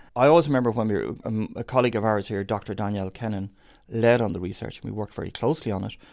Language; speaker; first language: English; native; English